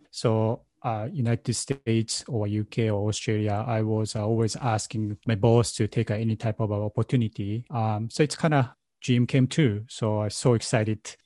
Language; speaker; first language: English; non-native, learner; Japanese